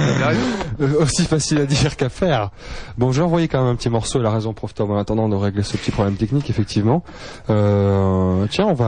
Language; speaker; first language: French; native; French